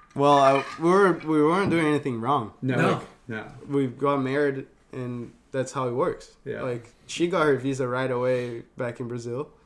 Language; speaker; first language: English; non-native, fluent; Portuguese